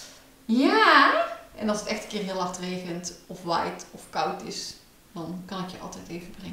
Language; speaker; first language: Dutch; native; Dutch